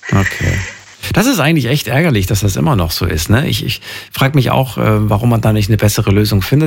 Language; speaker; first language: German; native; German